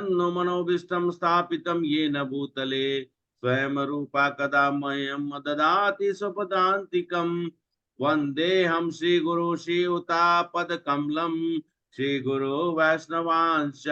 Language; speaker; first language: Hindi; native; Hindi